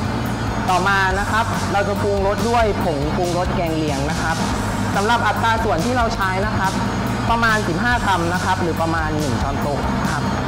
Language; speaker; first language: Thai; native; Thai